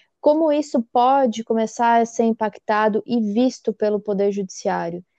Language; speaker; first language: Portuguese; native; Portuguese